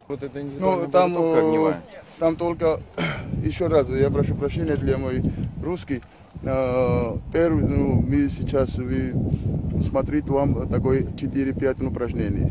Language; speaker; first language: Russian; non-native, learner; Georgian